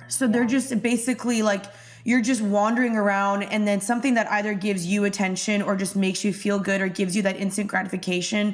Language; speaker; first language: English; native; English